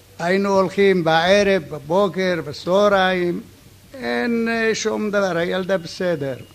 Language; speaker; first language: Hebrew; non-native, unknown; Arabic